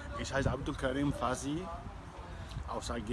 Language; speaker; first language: German; non-native, learner; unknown